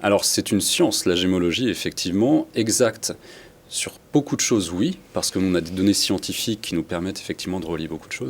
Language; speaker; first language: French; native; French